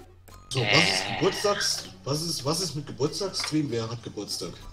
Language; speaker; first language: German; native; German